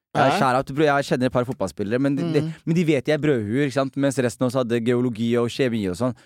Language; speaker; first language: Norwegian; early bilingual, other home language; Somali